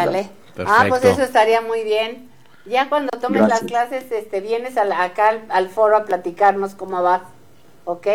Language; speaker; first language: Spanish; native; Spanish